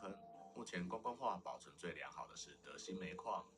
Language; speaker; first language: Chinese; native; Chinese